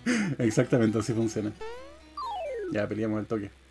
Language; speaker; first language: Spanish; native; Spanish